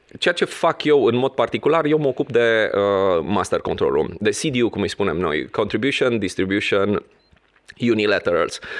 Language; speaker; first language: Romanian; non-native, local second language; Hungarian